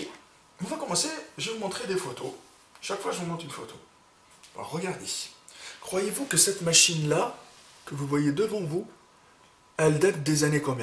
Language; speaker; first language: French; native; French